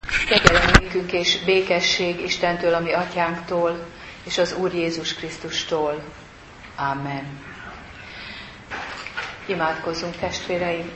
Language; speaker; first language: Hungarian; native; Hungarian